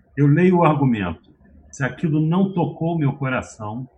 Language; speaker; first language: Portuguese; native; Portuguese